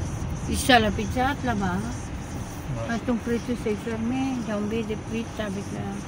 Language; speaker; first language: French; non-native, learner; Filipino